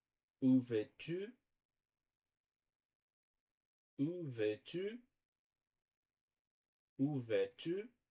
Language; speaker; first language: French; non-native, learner; Portuguese